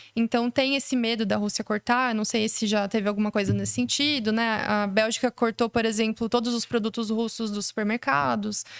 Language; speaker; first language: Portuguese; native; Portuguese